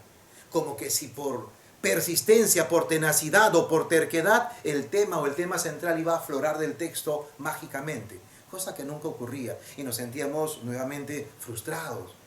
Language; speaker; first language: Spanish; native; Spanish